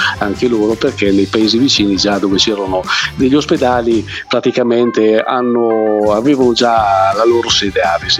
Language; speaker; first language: Italian; native; Italian